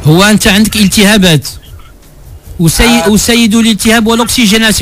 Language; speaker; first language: Arabic; native; Arabic